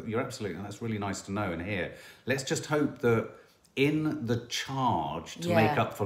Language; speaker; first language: English; native; English